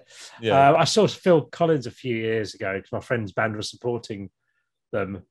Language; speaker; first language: English; native; English